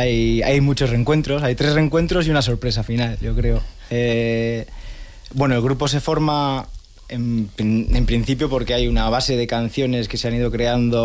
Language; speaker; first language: Spanish; native; Spanish